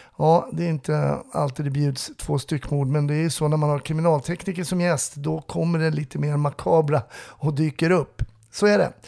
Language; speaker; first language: Swedish; native; Swedish